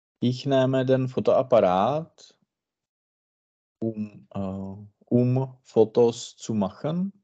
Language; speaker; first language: German; non-native, learner; Czech